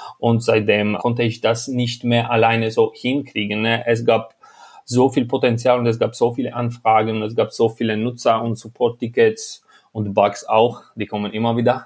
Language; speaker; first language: German; non-native, fluent; Albanian